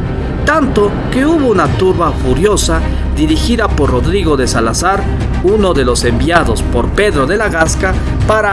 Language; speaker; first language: Spanish; native; Spanish